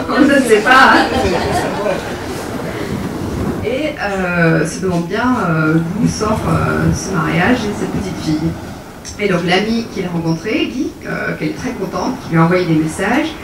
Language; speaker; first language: French; native; French